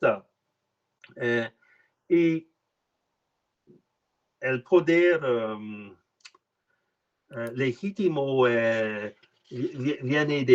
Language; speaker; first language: Spanish; non-native, learner; French